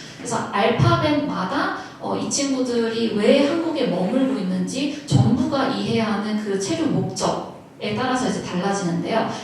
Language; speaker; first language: Korean; early bilingual, other home language; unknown